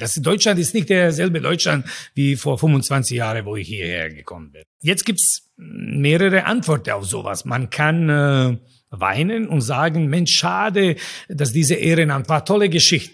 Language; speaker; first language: German; non-native, fluent; Croatian